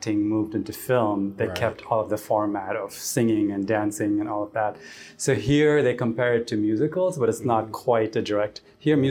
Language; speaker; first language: English; non-native, local second language; Tamil